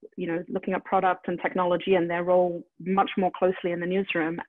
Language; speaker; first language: English; native; English